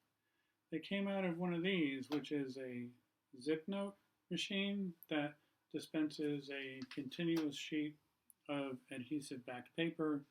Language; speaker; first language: English; native; English